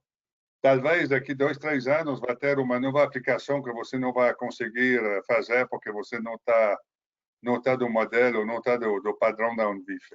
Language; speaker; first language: Portuguese; non-native, fluent; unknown